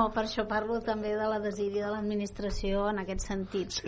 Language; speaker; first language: Catalan; native; Catalan